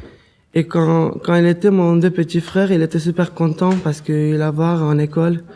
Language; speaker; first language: French; non-native, learner; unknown